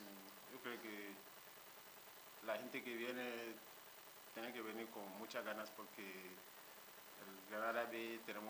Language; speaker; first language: Spanish; non-native, learner; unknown